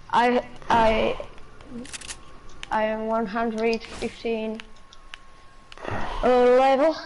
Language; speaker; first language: English; non-native, learner; Slovak